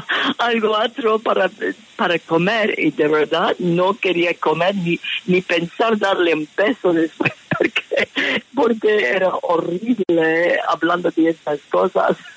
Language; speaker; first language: Spanish; non-native, fluent; English